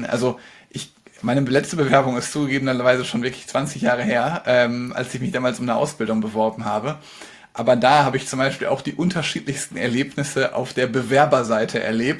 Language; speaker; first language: German; native; German